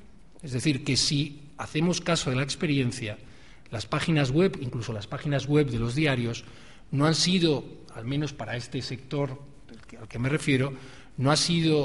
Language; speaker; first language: Spanish; native; Spanish